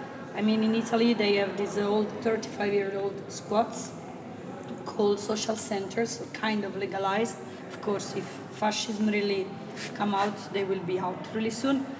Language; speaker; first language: English; non-native, fluent; Italian